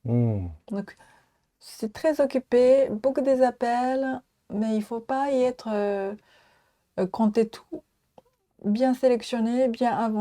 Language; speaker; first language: French; non-native, learner; Japanese